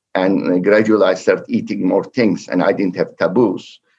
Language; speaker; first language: English; non-native, fluent; Turkish